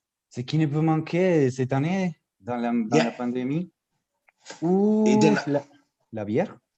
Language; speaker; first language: French; non-native, fluent; Spanish